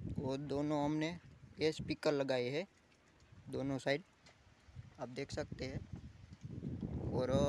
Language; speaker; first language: Hindi; non-native, local second language; Gujarati